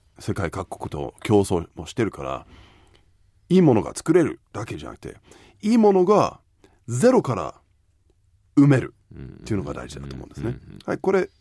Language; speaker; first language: Japanese; non-native, fluent; English